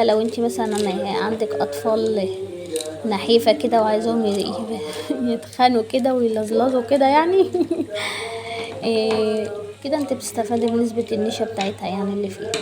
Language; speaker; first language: Arabic; native; Arabic